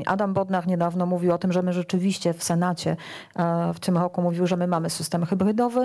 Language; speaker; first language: Polish; native; Polish